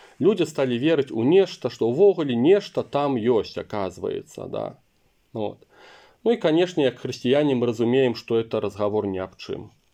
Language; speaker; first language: Belarusian; non-native, local second language; Russian